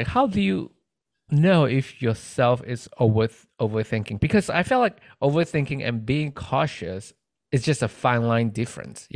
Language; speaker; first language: English; non-native, local second language; Chinese